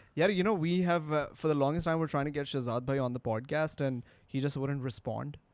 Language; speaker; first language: Hindi; native; Hindi